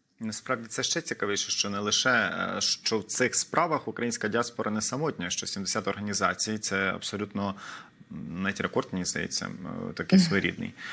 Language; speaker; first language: Ukrainian; native; Ukrainian